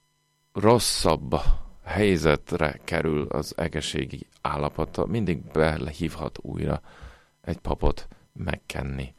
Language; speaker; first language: Hungarian; non-native, fluent; English